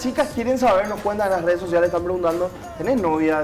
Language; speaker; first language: Spanish; native; Spanish